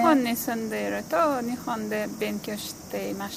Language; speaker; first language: Japanese; non-native, learner; Uzbek